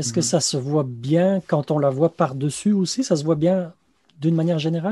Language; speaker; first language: French; native; French